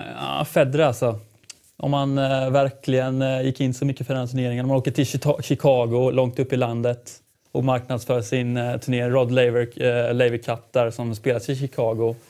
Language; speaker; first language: Swedish; native; Swedish